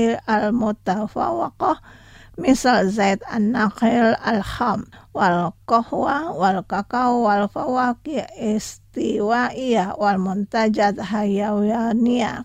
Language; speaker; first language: Arabic; non-native, fluent; Indonesian